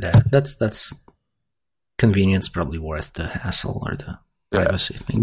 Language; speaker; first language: English; non-native, fluent; Russian